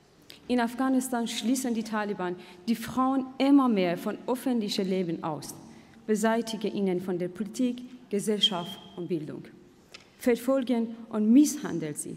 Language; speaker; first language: German; non-native, fluent; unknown